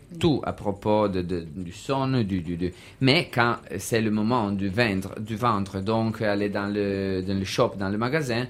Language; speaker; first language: French; non-native, learner; Italian